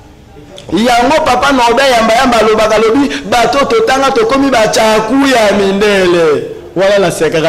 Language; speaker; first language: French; non-native, local second language; Lingala